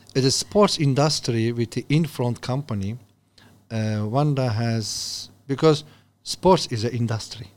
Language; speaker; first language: English; non-native, learner; Turkish